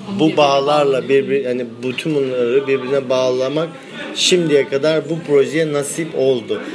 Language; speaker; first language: Turkish; native; Turkish